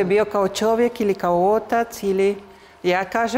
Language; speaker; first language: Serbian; early bilingual, heritage; Spanish